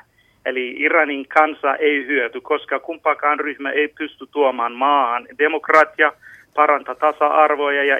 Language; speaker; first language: Finnish; non-native, fluent; Persian